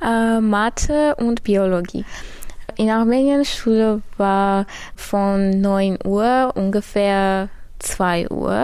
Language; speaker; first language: German; non-native, learner; Armenian